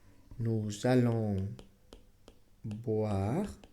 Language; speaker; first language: French; non-native, fluent; Spanish